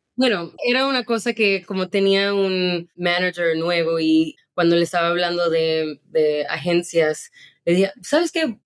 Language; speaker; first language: Spanish; early bilingual, heritage; Spanish